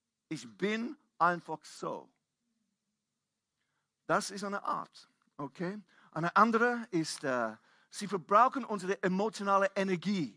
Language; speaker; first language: German; non-native, fluent; English